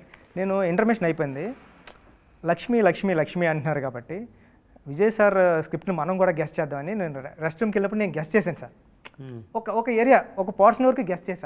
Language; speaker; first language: Telugu; native; Telugu